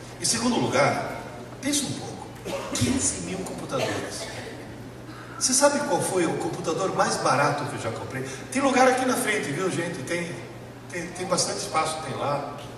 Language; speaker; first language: Portuguese; early bilingual, other home language; Italian